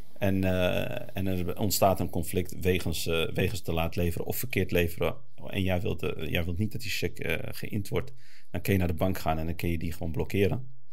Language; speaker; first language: Dutch; early bilingual, other home language; Arabic